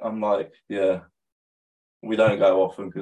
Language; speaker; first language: English; native; English